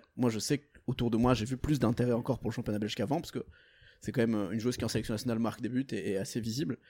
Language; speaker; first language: French; non-native, fluent; Portuguese